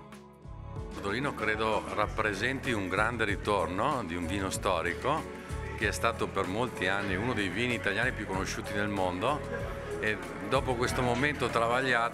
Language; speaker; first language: Italian; native; Italian